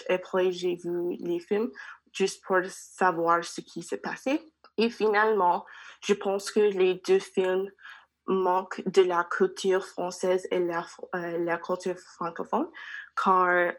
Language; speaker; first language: French; non-native, learner; English